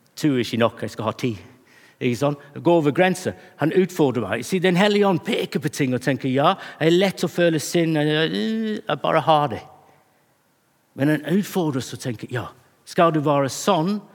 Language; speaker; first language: Norwegian; non-native, fluent; English